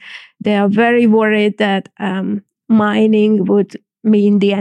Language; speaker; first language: English; non-native, fluent; Hungarian